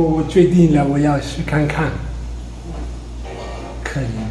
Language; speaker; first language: Chinese; non-native, fluent; Italian